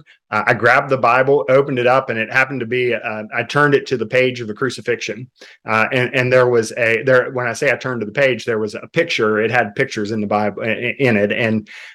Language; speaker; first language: English; native; English